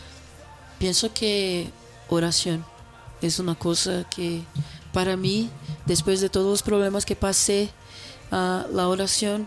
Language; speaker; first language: Spanish; non-native, fluent; Portuguese